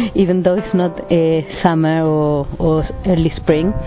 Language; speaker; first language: English; non-native, fluent; Spanish